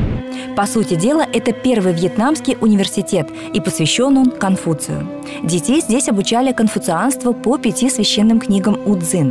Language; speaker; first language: Russian; native; Russian